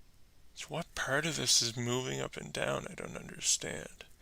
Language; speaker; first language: English; native; English